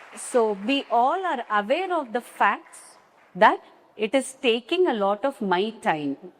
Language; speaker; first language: English; non-native, local second language; Tamil